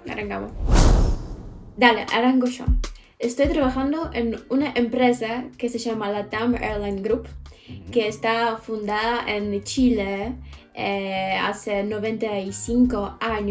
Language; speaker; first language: Spanish; non-native, fluent; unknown